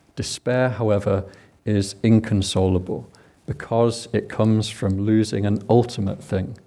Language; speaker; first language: English; native; English